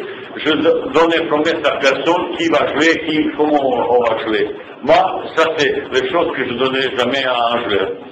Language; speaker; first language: French; non-native, fluent; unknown